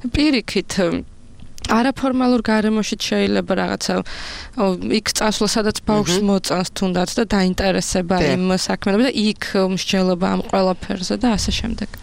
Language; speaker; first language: Georgian; native; Georgian